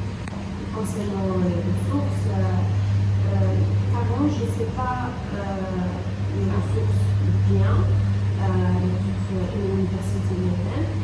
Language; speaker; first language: French; non-native, local second language; Arabic